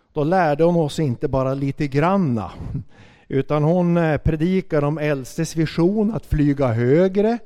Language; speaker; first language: Swedish; native; Swedish